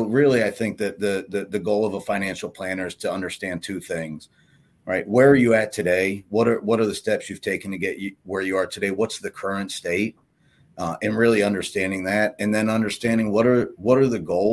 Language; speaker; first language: English; native; English